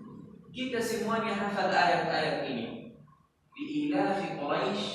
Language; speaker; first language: Indonesian; non-native, learner; Arabic